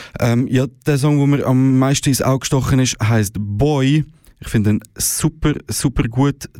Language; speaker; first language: German; native; German